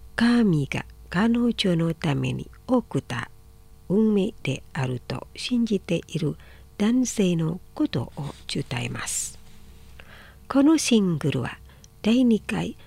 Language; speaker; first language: Japanese; non-native, fluent; Indonesian